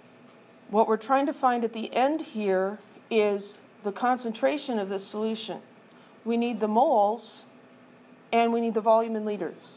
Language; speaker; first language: English; native; English